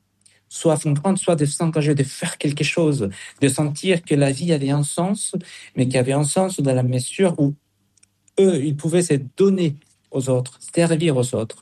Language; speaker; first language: French; non-native, fluent; Spanish